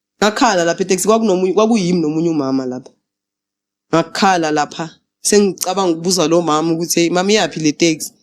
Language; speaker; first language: Zulu; native; Zulu